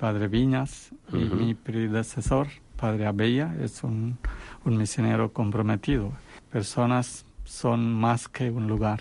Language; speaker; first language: Spanish; non-native, fluent; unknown